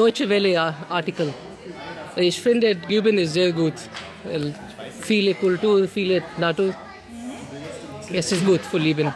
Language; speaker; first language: German; non-native, learner; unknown